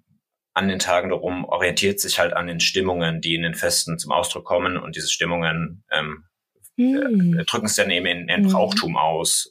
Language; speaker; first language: German; native; German